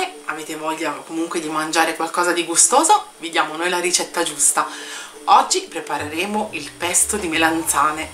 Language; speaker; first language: Italian; native; Italian